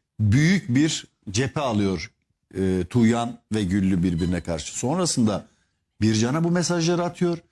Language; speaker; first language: Turkish; native; Turkish